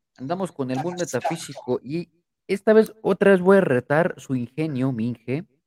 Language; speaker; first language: Spanish; native; Spanish